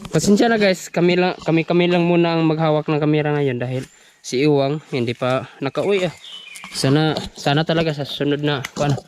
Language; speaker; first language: Filipino; non-native, local second language; Cebuano